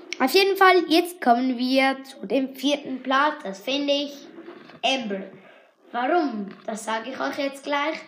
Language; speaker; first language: German; native; German